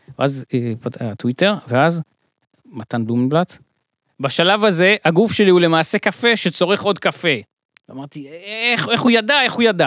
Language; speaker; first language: Hebrew; native; Hebrew